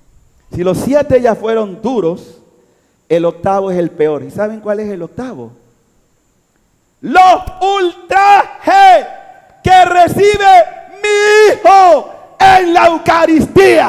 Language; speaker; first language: Spanish; native; Spanish